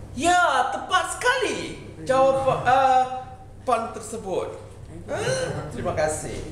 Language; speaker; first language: Malay; non-native, local second language; Tamil